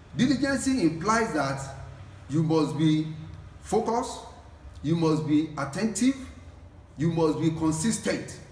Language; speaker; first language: English; non-native, local second language; Yoruba